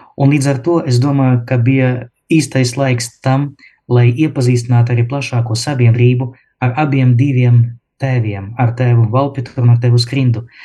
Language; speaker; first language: Latvian; non-native, local second language; Russian